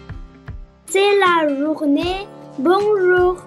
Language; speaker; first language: French; non-native, learner; Chinese